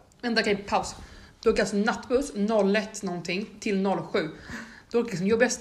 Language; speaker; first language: Swedish; native; Swedish